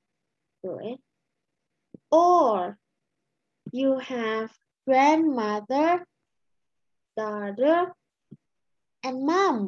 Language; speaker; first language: English; non-native, fluent; Lao